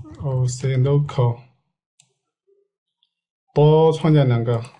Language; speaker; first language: Chinese; native; Chinese